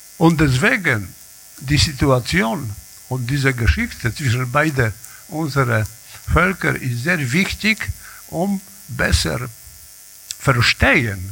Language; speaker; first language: German; non-native, learner; Polish